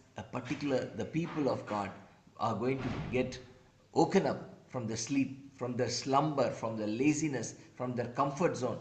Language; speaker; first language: English; non-native, local second language; Tamil